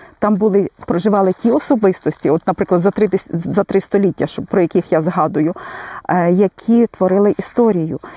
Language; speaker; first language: Ukrainian; native; Ukrainian